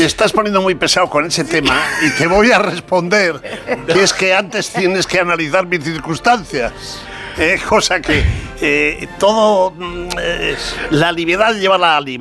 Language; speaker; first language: Spanish; native; Spanish